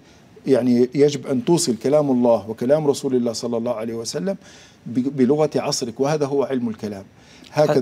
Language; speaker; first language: Arabic; native; Arabic